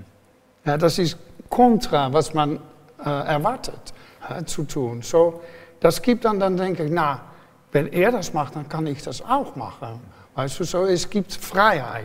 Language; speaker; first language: German; non-native, fluent; Dutch